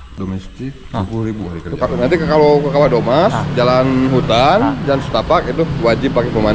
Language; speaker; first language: Indonesian; native; Indonesian